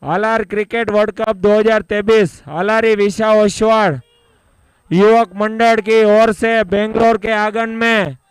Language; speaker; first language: Hindi; non-native, local second language; Gujarati